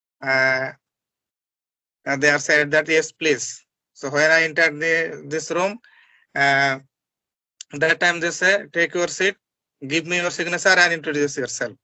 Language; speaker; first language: English; non-native, learner; Bangla